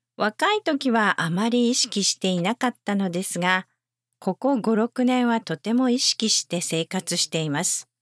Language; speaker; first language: Japanese; native; Japanese